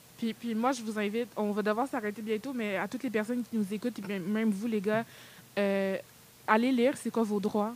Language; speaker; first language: French; native; French